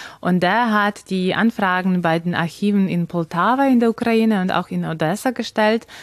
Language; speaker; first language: German; non-native, fluent; Ukrainian